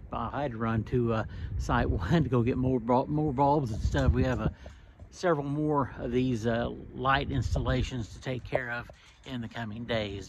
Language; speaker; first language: English; native; English